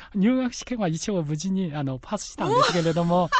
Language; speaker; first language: Japanese; non-native, fluent; Chinese